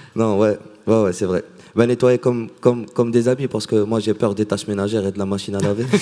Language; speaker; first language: French; non-native, local second language; Arabic